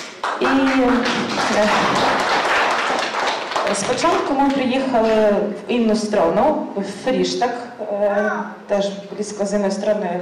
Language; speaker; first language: Polish; non-native, learner; Ukrainian